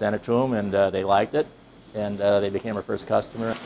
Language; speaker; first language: English; native; English